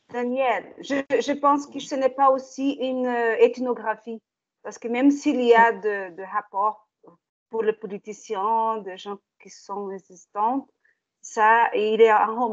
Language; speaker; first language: French; non-native, learner; Portuguese